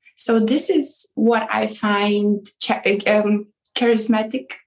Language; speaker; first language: English; non-native, fluent; Ukrainian